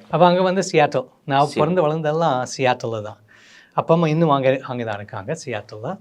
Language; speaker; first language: Tamil; non-native, fluent; English